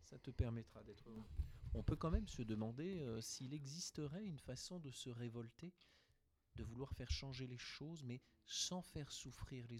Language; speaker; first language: French; native; French